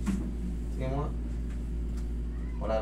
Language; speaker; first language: Filipino; native; Filipino